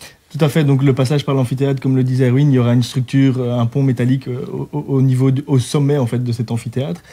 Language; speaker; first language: French; native; French